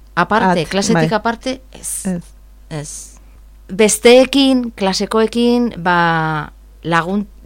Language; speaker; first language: Basque; non-native, learner; Galician